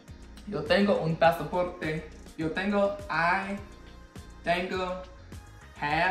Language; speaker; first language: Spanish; non-native, learner; English